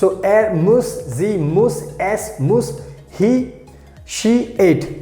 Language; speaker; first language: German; non-native, fluent; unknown